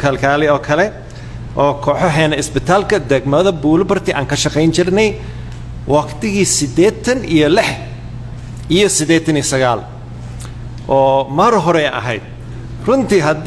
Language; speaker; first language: Somali; non-native, fluent; English